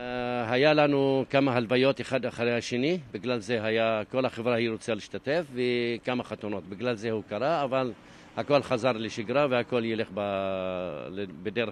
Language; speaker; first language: Hebrew; non-native, local second language; Arabic